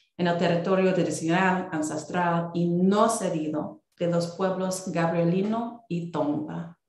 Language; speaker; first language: Spanish; non-native, fluent; English